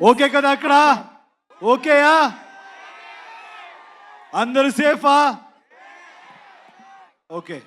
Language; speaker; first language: Telugu; non-native, learner; Kannada